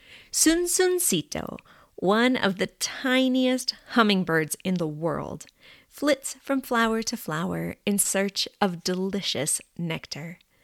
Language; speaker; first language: English; native; English